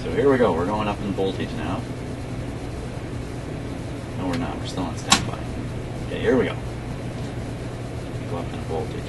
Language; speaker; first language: English; native; English